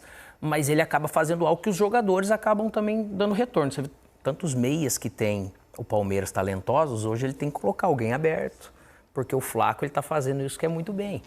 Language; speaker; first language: Portuguese; native; Portuguese